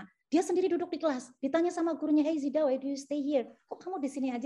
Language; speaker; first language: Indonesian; native; Indonesian